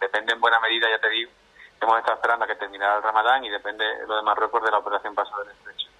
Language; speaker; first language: Spanish; native; Spanish